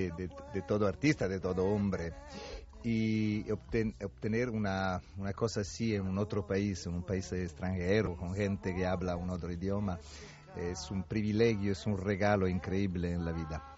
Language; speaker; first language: Spanish; non-native, fluent; Italian